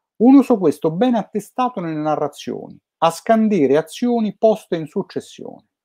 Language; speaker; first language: Italian; native; Italian